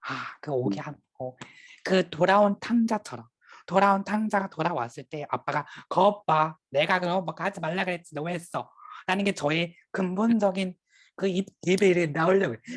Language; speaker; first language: Korean; early bilingual, heritage; Korean